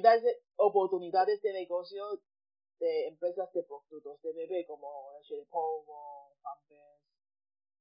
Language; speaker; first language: Spanish; non-native, fluent; Chinese